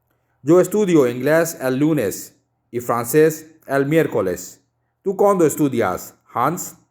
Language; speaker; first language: Spanish; non-native, learner; Urdu